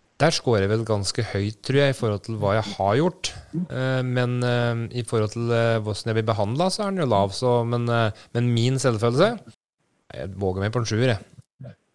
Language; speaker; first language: Norwegian; native; Norwegian